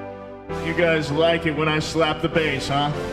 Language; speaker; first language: English; native; English